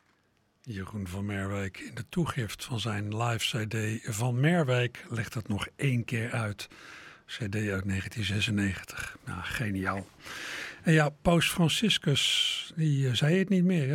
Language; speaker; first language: Dutch; native; Dutch